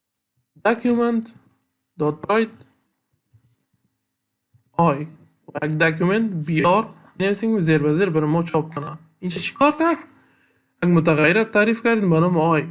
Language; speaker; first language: Persian; native; Persian